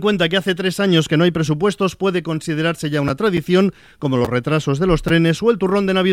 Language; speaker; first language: Spanish; native; Spanish